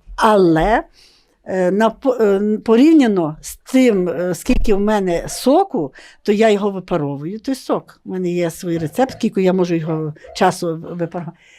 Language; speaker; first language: Ukrainian; native; Ukrainian